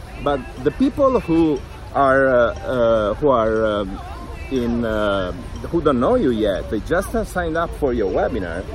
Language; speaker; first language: English; non-native, fluent; Italian